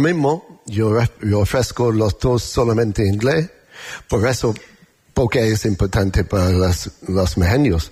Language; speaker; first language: Spanish; non-native, learner; English